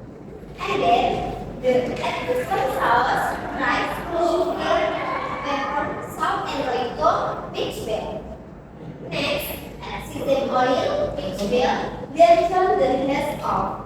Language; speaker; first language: English; non-native, learner; Indonesian